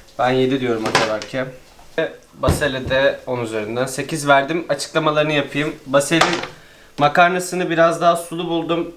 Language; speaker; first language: Turkish; native; Turkish